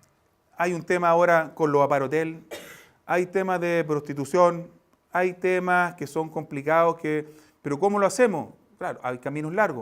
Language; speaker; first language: Spanish; native; Spanish